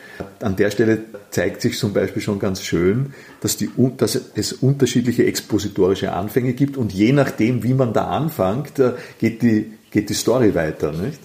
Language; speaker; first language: German; native; German